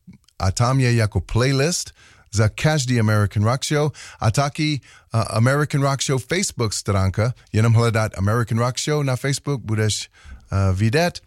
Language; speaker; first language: Czech; non-native, learner; English